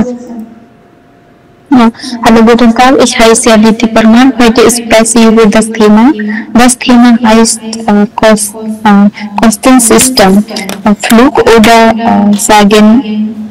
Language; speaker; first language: German; non-native, learner; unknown